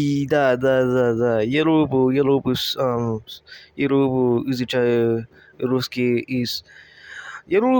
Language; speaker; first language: Russian; non-native, learner; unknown